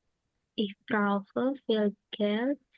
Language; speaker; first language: German; non-native, learner; Indonesian